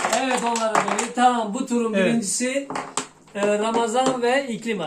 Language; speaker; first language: Turkish; native; Turkish